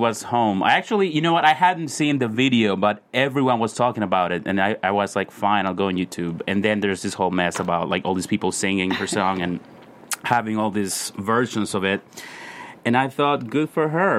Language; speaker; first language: English; non-native, fluent; Spanish